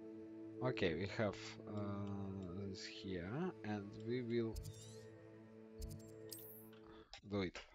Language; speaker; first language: English; non-native, learner; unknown